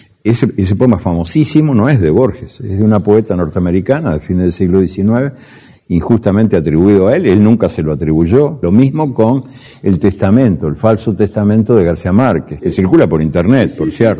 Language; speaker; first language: Spanish; native; Spanish